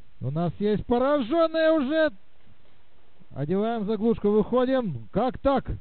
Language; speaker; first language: Russian; native; Russian